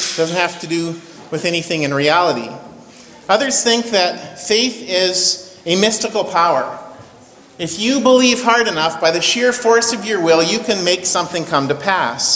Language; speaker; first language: English; native; English